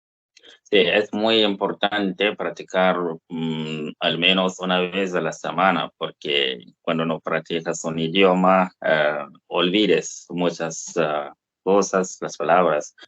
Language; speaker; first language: Spanish; non-native, fluent; English